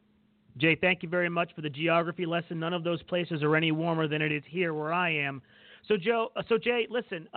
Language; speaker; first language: English; native; English